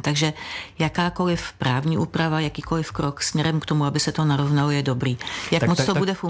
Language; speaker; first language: Czech; native; Czech